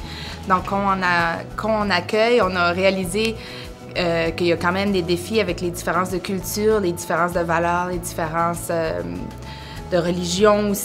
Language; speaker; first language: French; native; French